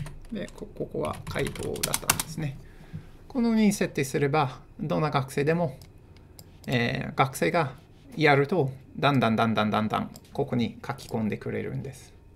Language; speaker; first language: Japanese; non-native, fluent; English